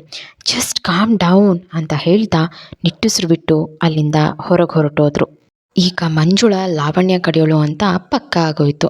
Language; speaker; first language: Kannada; native; Kannada